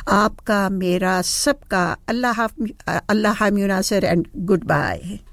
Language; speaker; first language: Urdu; non-native, local second language; Punjabi